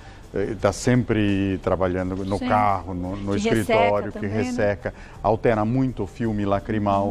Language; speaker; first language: Portuguese; native; Portuguese